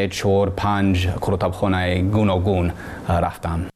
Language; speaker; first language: Persian; non-native, learner; English